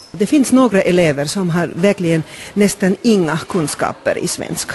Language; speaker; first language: Swedish; non-native, local second language; Finnish